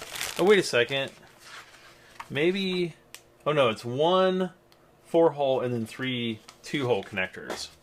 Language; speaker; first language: English; native; English